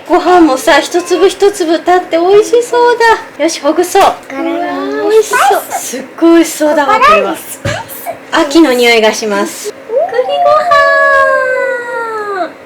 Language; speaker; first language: Japanese; native; Japanese